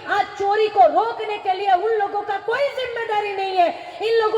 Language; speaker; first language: Hindi; non-native, local second language; Bangla